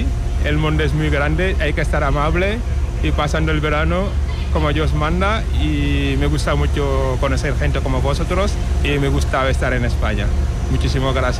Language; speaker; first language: Spanish; non-native, learner; Wolof